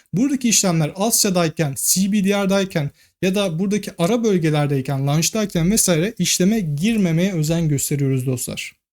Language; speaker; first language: Turkish; native; Turkish